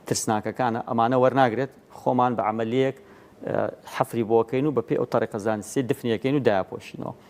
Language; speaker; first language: Central Kurdish; native; Central Kurdish